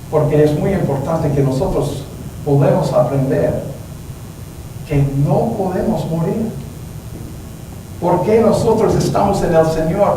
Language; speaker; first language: Spanish; non-native, learner; English